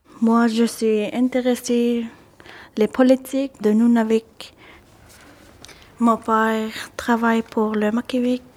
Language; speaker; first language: French; non-native, local second language; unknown